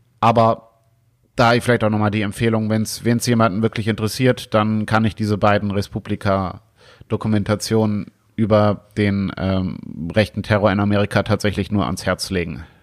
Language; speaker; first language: German; native; German